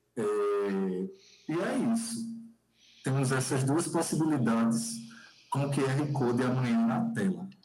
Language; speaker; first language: Portuguese; native; Portuguese